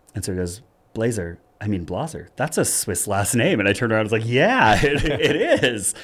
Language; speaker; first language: English; early bilingual, other home language; German